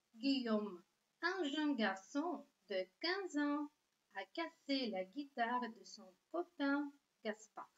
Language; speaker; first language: French; non-native, fluent; Russian